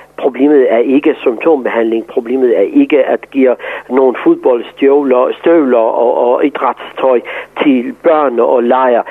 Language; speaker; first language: Danish; non-native, fluent; Persian